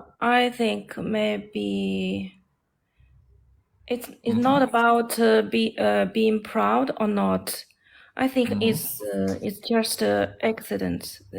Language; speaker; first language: English; non-native, learner; Chinese